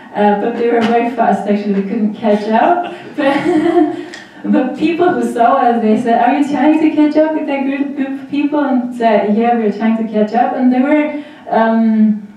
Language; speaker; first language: English; non-native, fluent; Armenian